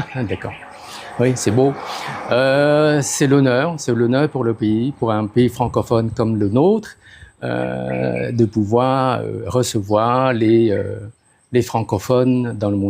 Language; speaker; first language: French; non-native, fluent; Khmer